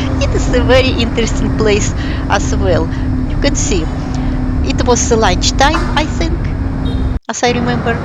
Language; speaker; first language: English; non-native, fluent; Russian